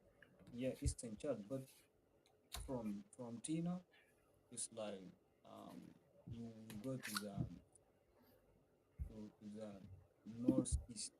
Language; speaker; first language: English; non-native, fluent; Arabic